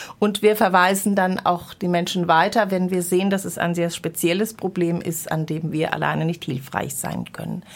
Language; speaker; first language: German; native; German